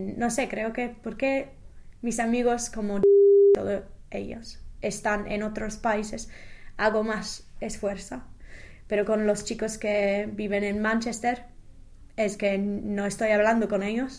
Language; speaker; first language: Spanish; non-native, fluent; English